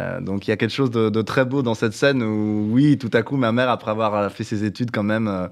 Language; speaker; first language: French; native; French